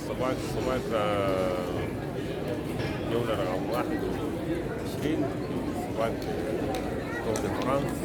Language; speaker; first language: Arabic; native; Arabic